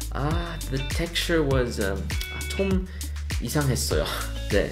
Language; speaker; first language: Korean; non-native, learner; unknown